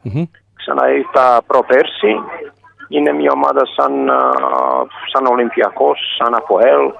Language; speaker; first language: Greek; non-native, fluent; Serbian